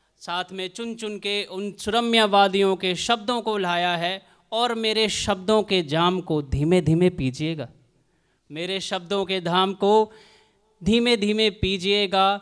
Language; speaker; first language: Hindi; native; Hindi